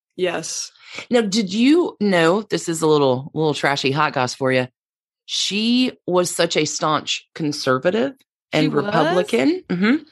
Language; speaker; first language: English; native; English